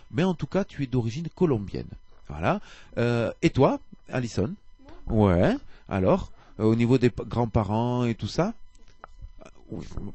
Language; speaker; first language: French; native; French